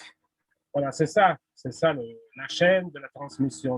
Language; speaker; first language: French; non-native, fluent; Russian